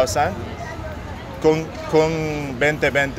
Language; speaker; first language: Filipino; non-native, learner; Arabic